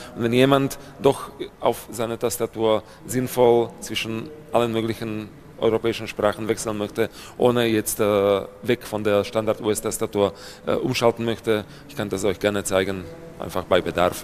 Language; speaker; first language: German; non-native, fluent; Slovak